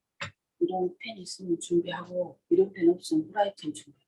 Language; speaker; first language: Korean; native; Korean